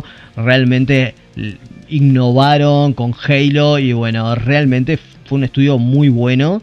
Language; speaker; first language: Spanish; native; Spanish